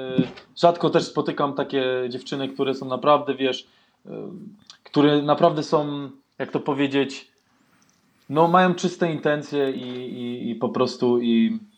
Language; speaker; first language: Polish; early bilingual, heritage; Polish